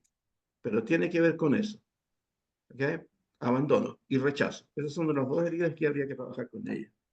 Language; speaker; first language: Spanish; native; Spanish